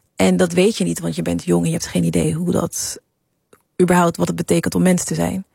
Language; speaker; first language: Dutch; early bilingual, other home language; English